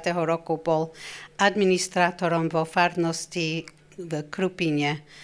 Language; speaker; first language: Slovak; non-native, fluent; English